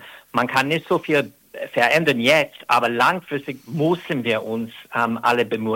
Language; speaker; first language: German; non-native, fluent; English